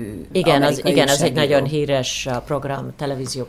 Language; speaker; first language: Hungarian; early bilingual, heritage; Hungarian